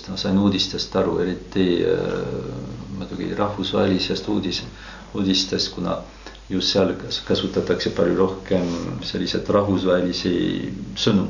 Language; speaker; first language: Estonian; non-native, fluent; French